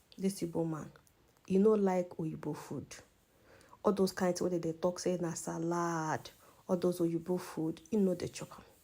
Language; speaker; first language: Nigerian Pidgin; non-native, local second language; Igbo